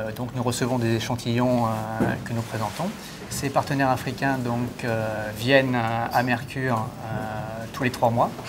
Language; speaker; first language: French; native; French